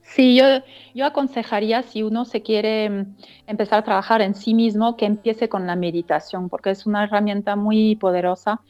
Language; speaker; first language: Spanish; non-native, fluent; French